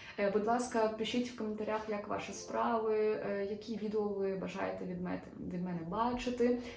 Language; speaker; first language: Ukrainian; non-native, local second language; Russian